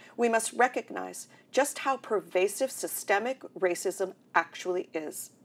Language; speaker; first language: English; native; English